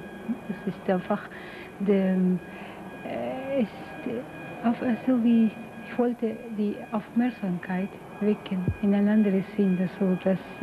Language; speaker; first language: German; non-native, fluent; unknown